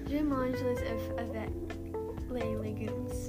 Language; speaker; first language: French; non-native, learner; English